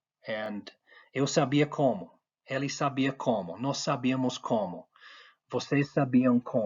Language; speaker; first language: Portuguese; non-native, fluent; English